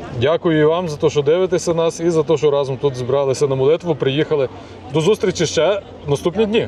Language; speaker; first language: Ukrainian; native; Ukrainian